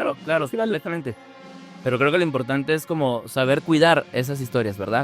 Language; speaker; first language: Spanish; native; Spanish